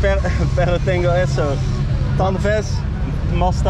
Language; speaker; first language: Spanish; non-native, learner; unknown